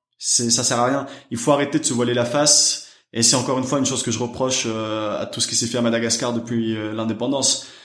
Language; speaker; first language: French; native; French